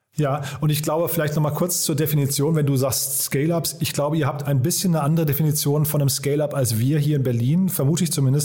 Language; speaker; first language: German; native; German